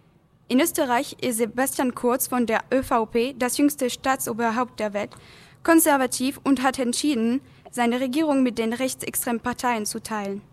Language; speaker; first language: German; non-native, learner; French